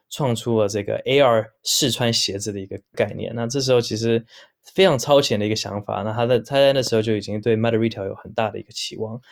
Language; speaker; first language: Chinese; early bilingual, heritage; Chinese